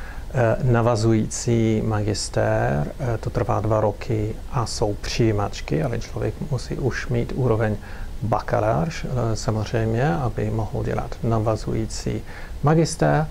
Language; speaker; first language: Czech; non-native, fluent; English